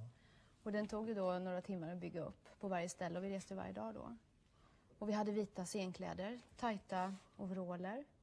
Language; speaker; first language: Swedish; native; Swedish